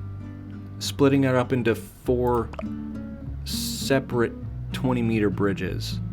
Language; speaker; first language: English; native; English